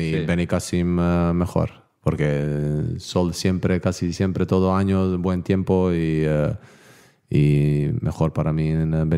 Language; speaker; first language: Spanish; non-native, learner; Bosnian